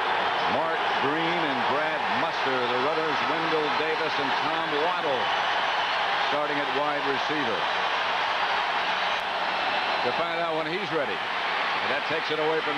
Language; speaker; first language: English; native; English